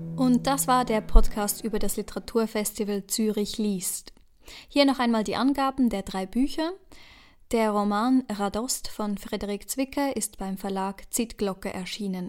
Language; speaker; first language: German; native; German